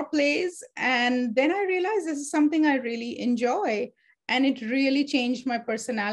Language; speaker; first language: English; non-native, local second language; Hindi